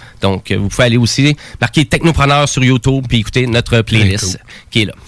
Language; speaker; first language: French; native; French